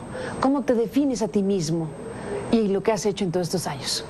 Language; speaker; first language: Spanish; native; Spanish